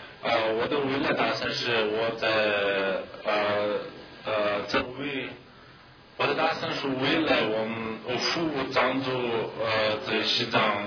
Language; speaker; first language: Chinese; non-native, local second language; Tibetan